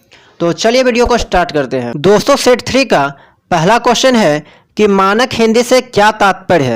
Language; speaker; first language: Hindi; native; Hindi